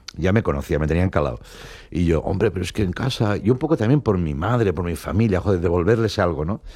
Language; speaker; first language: Spanish; non-native, local second language; Catalan